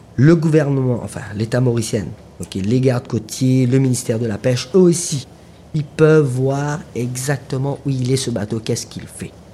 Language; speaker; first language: French; non-native, local second language; Morisyen